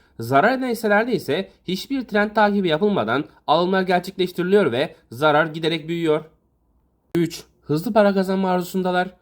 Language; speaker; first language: Turkish; native; Turkish